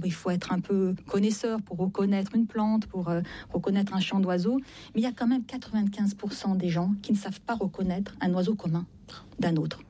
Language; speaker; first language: French; native; French